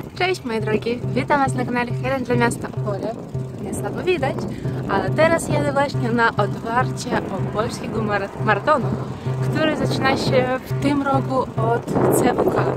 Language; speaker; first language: Polish; non-native, fluent; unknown